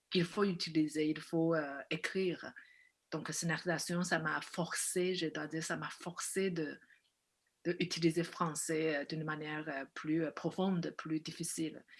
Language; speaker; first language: French; non-native, fluent; Chinese